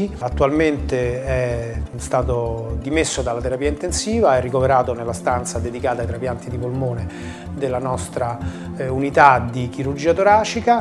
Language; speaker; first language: Italian; native; Italian